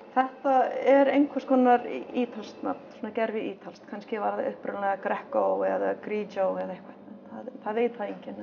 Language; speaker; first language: Icelandic; non-native, fluent; English